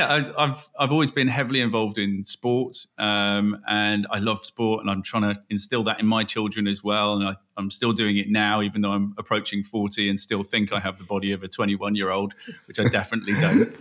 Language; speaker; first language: English; native; English